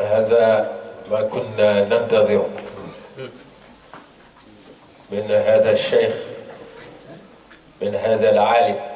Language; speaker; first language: Arabic; non-native, fluent; French